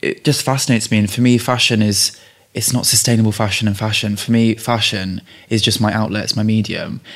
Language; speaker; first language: English; native; English